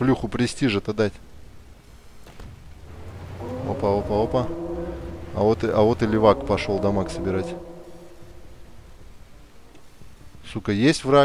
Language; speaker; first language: Russian; native; Russian